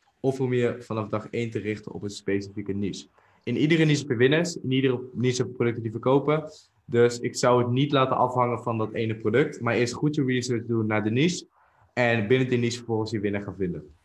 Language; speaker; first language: Dutch; native; Dutch